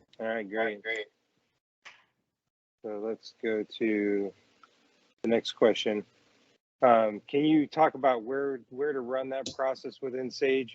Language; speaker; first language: English; native; English